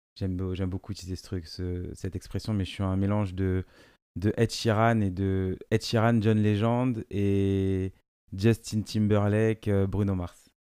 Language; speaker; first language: French; native; French